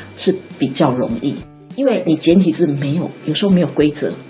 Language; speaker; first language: Chinese; non-native, local second language; Min Nan Chinese